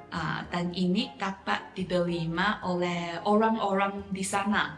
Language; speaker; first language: Indonesian; non-native, fluent; Chinese